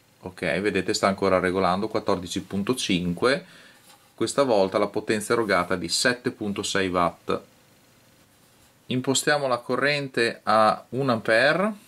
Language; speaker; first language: Italian; native; Italian